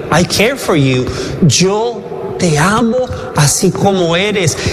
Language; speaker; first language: Spanish; native; Spanish